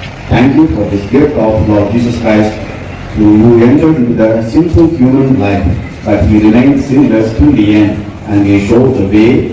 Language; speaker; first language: English; non-native, local second language; Telugu